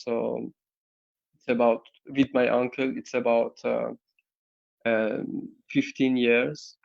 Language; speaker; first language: English; non-native, learner; Persian